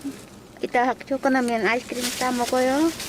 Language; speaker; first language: Korean; non-native, learner; Khmer